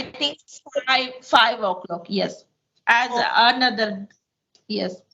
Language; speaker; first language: English; non-native, local second language; Hindi